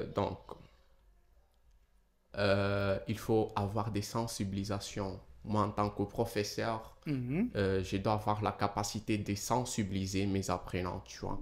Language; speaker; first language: French; non-native, fluent; Portuguese